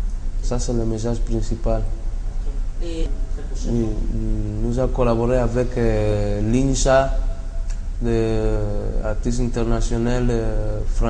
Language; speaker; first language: French; non-native, learner; Spanish